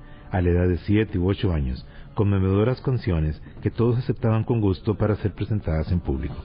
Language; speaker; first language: Spanish; native; Spanish